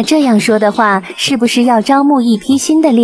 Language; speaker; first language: Chinese; native; Chinese